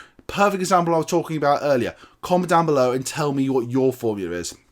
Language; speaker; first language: English; native; English